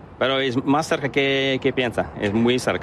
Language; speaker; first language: Spanish; non-native, learner; English